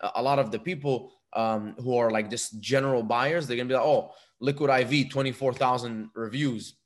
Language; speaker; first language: English; non-native, fluent; Arabic